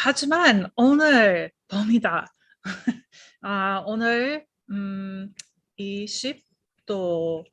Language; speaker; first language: Korean; non-native, learner; English